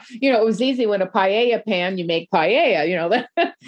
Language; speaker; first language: English; native; English